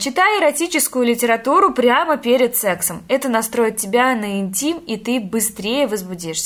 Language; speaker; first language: Russian; native; Russian